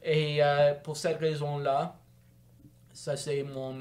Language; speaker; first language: French; non-native, local second language; English